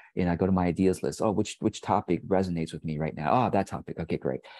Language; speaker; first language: English; early bilingual, other home language; Chinese